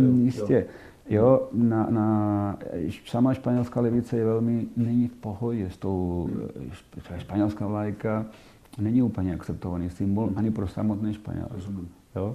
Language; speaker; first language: Czech; non-native, fluent; Catalan